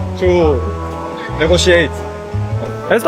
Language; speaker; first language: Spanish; non-native, learner; Korean